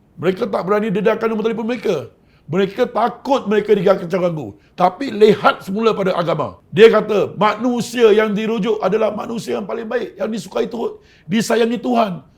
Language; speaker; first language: Malay; non-native, local second language; Chinese